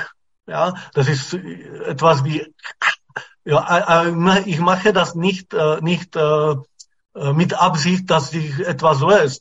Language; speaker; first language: German; non-native, fluent; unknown